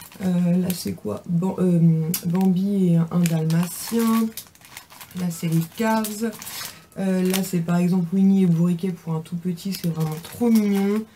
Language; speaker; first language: French; native; French